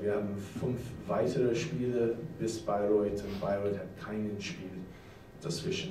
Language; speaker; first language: German; non-native, fluent; English